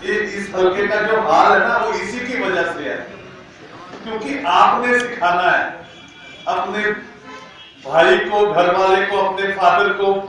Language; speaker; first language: Hindi; non-native, local second language; Punjabi